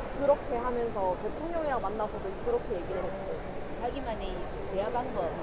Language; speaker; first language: Korean; native; Korean